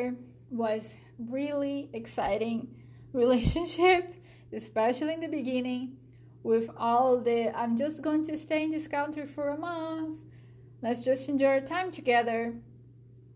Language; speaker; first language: English; non-native, fluent; Portuguese